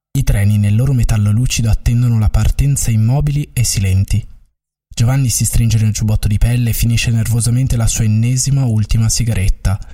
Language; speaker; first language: Italian; native; Italian